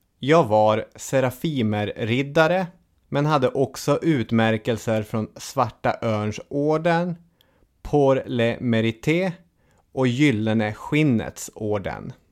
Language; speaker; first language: Swedish; native; Swedish